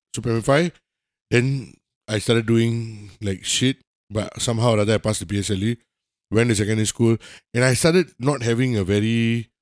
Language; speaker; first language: English; native; English